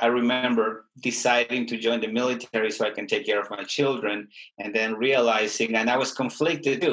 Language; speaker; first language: English; non-native, fluent; Spanish